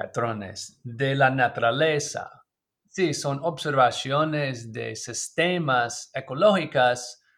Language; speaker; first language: Spanish; non-native, learner; English